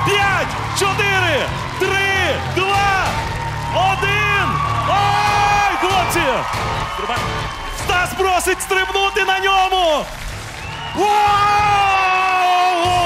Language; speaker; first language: Ukrainian; native; Ukrainian